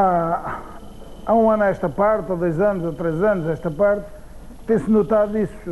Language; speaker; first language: Portuguese; native; Portuguese